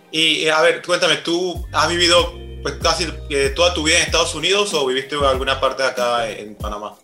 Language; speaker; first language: Spanish; native; Spanish